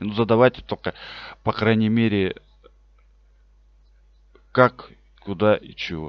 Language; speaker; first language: Russian; native; Russian